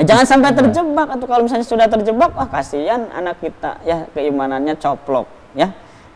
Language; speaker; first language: Indonesian; native; Indonesian